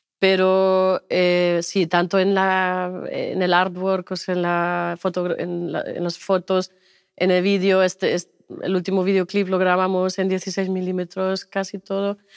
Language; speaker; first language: Spanish; non-native, fluent; German